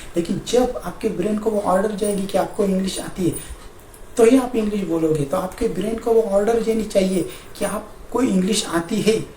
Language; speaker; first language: Hindi; non-native, local second language; Marathi